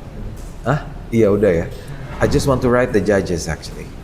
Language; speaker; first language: English; non-native, fluent; Indonesian